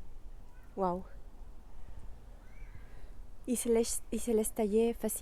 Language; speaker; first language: French; non-native, fluent; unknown